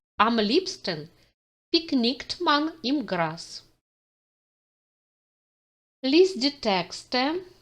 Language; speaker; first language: German; non-native, fluent; Ukrainian